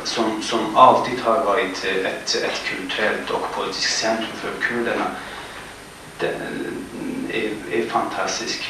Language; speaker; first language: Swedish; non-native, fluent; Kurdish